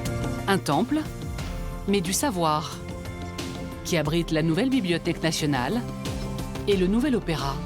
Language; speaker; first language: French; native; French